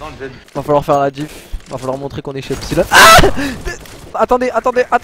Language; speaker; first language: French; native; French